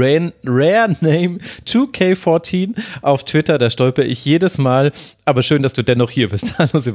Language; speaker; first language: German; native; German